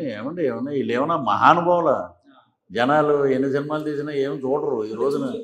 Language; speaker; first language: Telugu; native; Telugu